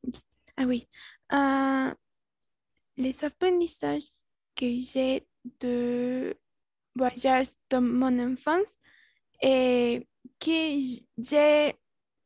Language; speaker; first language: French; non-native, learner; Spanish